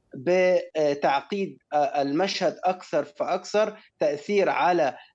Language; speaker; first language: Arabic; native; Arabic